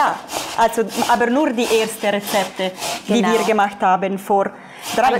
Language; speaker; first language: German; non-native, fluent; Italian